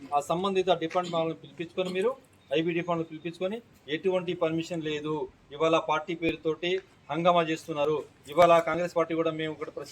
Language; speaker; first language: Telugu; native; Telugu